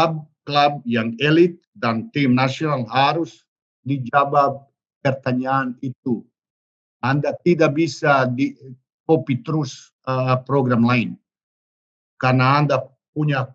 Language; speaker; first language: Indonesian; non-native, learner; Serbian